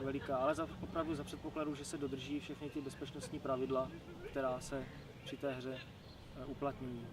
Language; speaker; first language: Czech; native; Czech